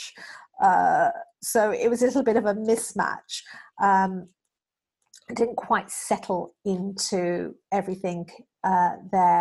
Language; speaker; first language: English; native; English